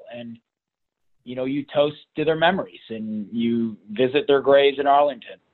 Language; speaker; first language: English; native; English